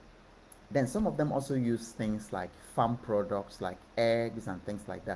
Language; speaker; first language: English; non-native, local second language; Igbo